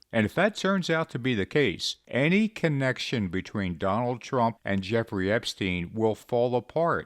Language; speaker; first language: English; native; English